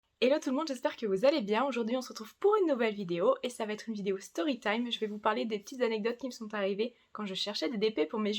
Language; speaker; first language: French; native; French